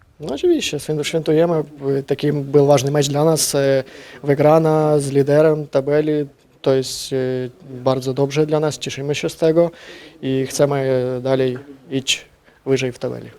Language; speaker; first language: Polish; non-native, learner; Ukrainian